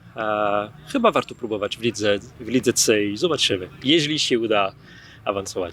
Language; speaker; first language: Polish; non-native, fluent; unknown